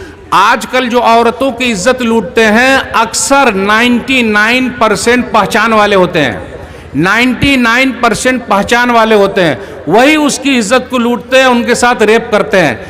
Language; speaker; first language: Hindi; native; Hindi